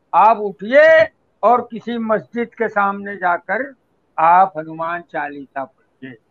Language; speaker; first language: Hindi; native; Hindi